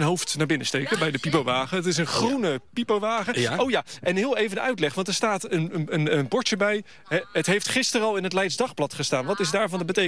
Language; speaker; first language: Dutch; native; Dutch